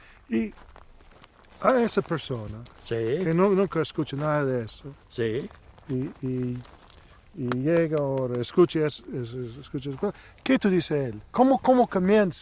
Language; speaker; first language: Spanish; non-native, learner; Greek